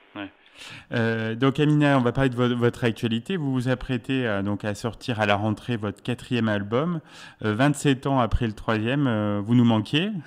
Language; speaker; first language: French; native; French